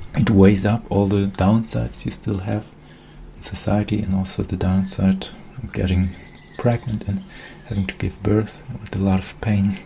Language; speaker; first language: English; non-native, fluent; German